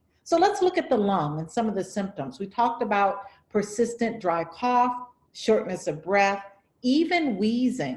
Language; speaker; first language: English; native; English